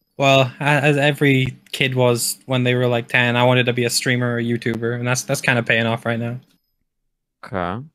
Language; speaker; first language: English; native; English